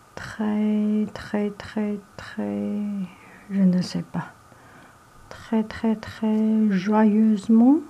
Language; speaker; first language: French; non-native, learner; Chinese